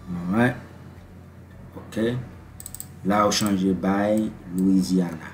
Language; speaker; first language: English; non-native, learner; Haitian Creole